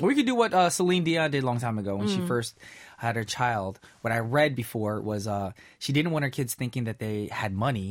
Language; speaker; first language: English; early bilingual, other home language; Korean